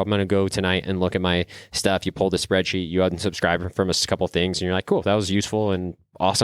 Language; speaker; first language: English; native; English